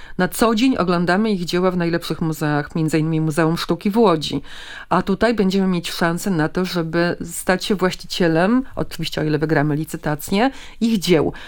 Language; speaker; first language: Polish; native; Polish